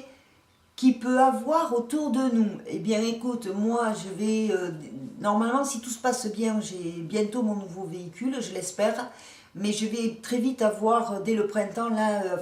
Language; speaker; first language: French; native; French